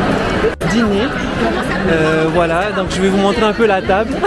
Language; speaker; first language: French; native; French